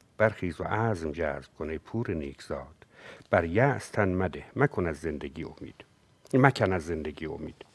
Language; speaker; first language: Persian; native; Persian